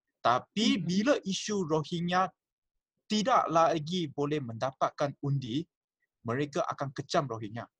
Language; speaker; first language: Malay; non-native, local second language; Chinese